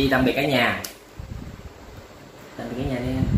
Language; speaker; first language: Vietnamese; native; Vietnamese